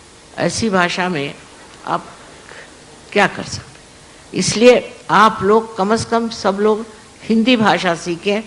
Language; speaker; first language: Hindi; non-native, local second language; Marathi